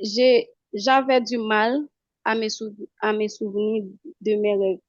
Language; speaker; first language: French; non-native, local second language; Haitian Creole